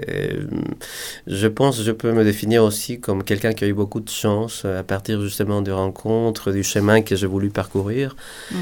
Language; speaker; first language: French; non-native, fluent; Spanish